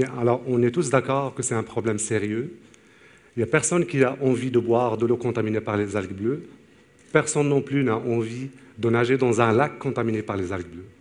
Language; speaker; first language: French; non-native, local second language; Arabic